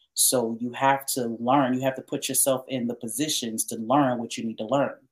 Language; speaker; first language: English; native; English